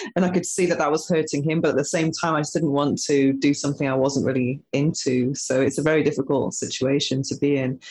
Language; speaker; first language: English; native; English